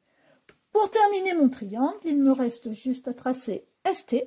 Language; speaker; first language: French; native; French